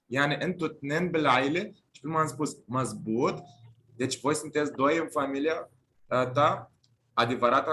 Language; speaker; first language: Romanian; non-native, fluent; Arabic